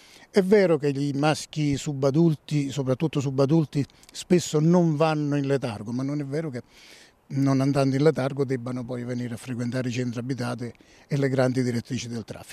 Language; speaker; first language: Italian; native; Italian